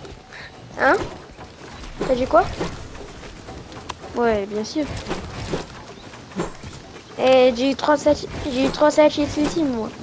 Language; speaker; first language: French; native; French